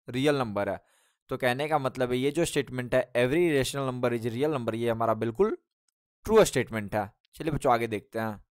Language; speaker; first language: Hindi; native; Hindi